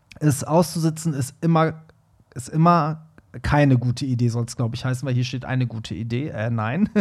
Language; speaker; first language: German; early bilingual, other home language; Persian